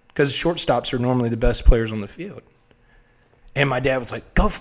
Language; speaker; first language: English; native; English